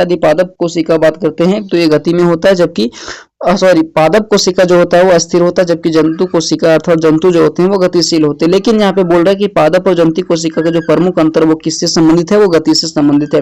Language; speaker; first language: Hindi; native; Hindi